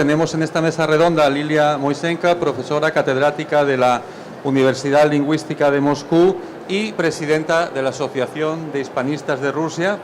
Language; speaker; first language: Spanish; native; Spanish